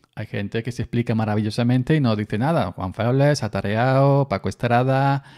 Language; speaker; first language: Spanish; native; Spanish